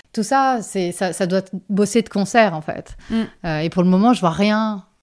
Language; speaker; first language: French; native; French